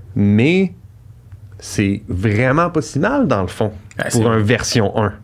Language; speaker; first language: French; native; French